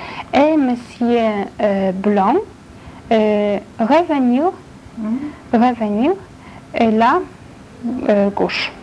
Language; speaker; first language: French; non-native, learner; Polish